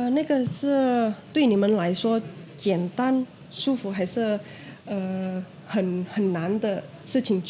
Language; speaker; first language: Chinese; non-native, fluent; Indonesian